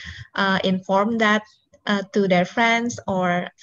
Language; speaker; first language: English; non-native, local second language; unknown